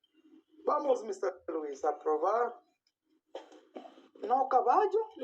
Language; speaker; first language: Spanish; non-native, learner; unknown